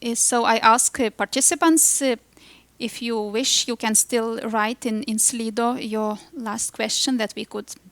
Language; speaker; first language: English; non-native, fluent; Lithuanian